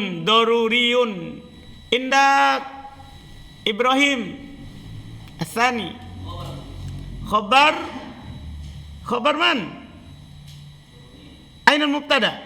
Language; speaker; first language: Arabic; non-native, fluent; Indonesian